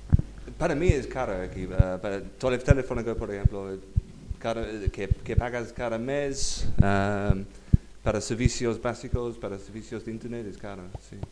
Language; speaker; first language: Spanish; non-native, learner; English